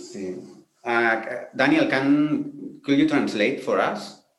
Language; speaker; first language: English; non-native, learner; Spanish